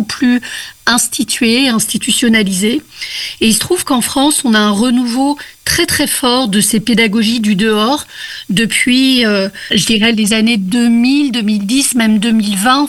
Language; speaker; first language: French; native; French